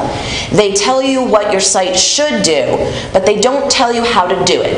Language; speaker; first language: English; native; English